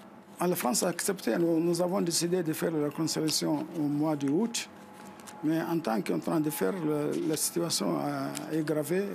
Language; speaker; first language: French; non-native, fluent; Arabic